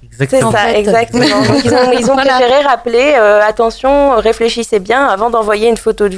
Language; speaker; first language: French; native; French